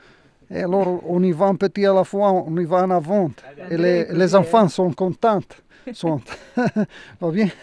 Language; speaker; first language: French; non-native, learner; Italian